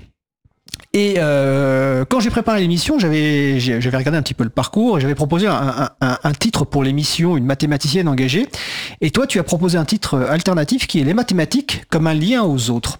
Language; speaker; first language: French; native; French